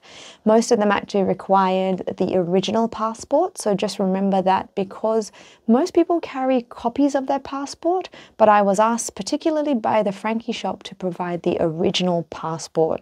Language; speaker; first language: English; native; English